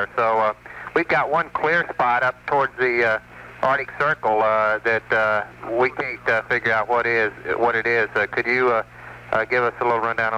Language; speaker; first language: English; native; English